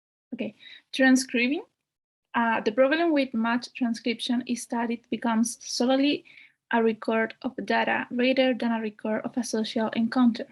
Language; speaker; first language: English; non-native, fluent; Spanish